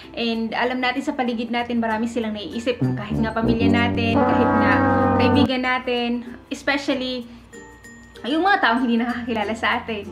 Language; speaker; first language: Filipino; native; Filipino